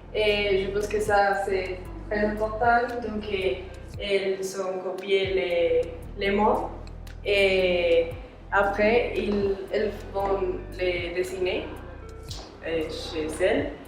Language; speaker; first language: French; non-native, learner; Spanish